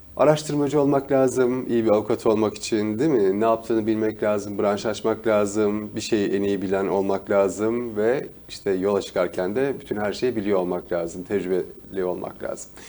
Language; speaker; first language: Turkish; native; Turkish